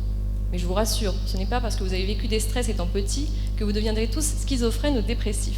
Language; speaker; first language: French; native; French